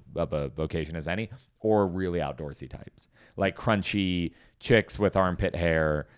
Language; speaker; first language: English; native; English